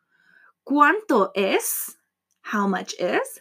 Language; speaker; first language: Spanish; non-native, fluent; English